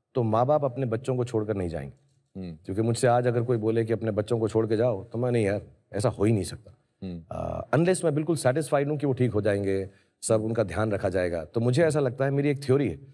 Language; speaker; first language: Hindi; native; Hindi